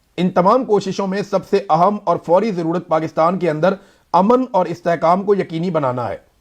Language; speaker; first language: Urdu; native; Urdu